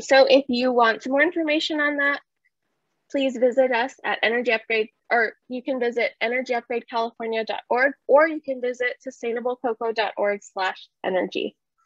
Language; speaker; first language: English; early bilingual, other home language; Spanish